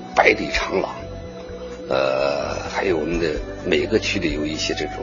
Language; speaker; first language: Chinese; native; Chinese